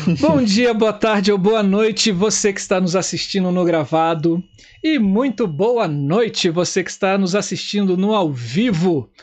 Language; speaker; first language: Portuguese; native; Portuguese